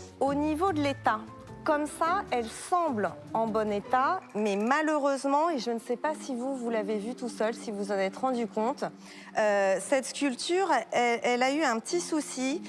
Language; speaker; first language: French; native; French